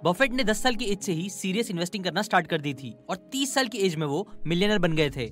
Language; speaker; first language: Hindi; native; Hindi